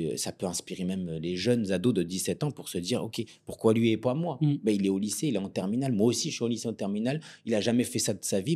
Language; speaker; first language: French; non-native, local second language; Arabic